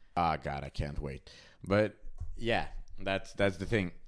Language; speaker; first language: English; non-native, fluent; Hungarian